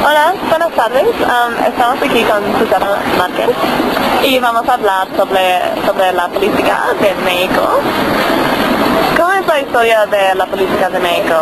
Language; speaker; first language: Spanish; non-native, learner; English